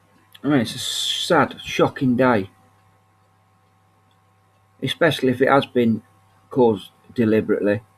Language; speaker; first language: English; native; English